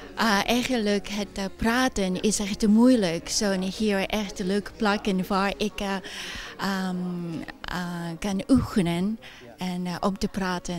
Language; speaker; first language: Dutch; non-native, learner; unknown